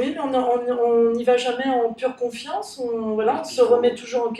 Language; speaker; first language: French; native; French